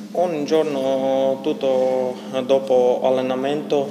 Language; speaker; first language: Italian; non-native, learner; Croatian